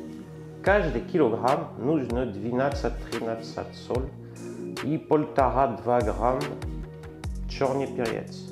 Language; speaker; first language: Russian; non-native, learner; French